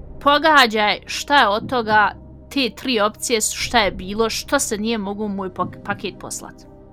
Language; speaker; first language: Bosnian; early bilingual, heritage; Bosnian